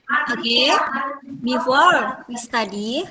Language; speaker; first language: English; non-native, fluent; Indonesian